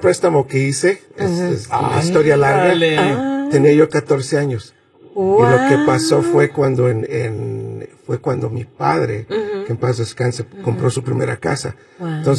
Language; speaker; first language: Spanish; early bilingual, heritage; Spanish